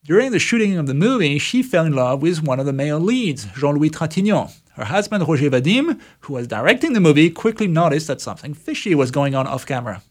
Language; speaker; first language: English; non-native, fluent; French